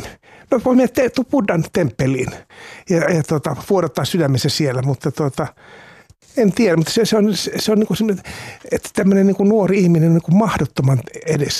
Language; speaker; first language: Finnish; native; Finnish